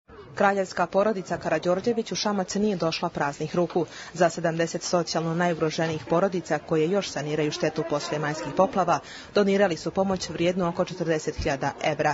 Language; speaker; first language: Bosnian; native; Bosnian